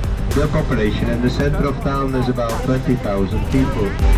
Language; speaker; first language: English; non-native, fluent; Dutch